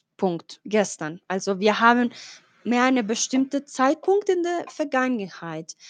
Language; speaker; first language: German; non-native, fluent; Spanish